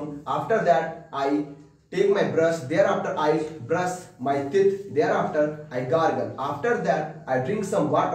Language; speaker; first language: English; non-native, learner; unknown